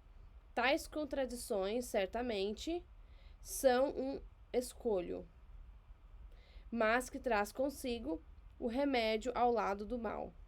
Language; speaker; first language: Portuguese; native; Portuguese